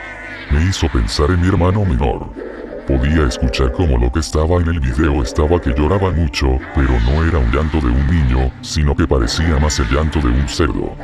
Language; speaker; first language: Spanish; native; Spanish